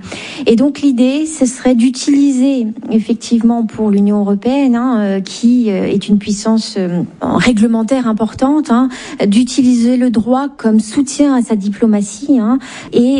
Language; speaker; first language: French; native; French